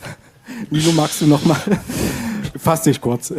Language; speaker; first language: German; native; German